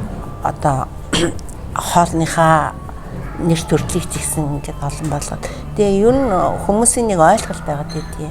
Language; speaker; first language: Mongolian; native; Mongolian